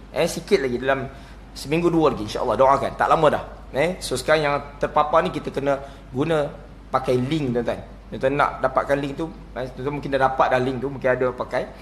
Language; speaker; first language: Malay; native; Malay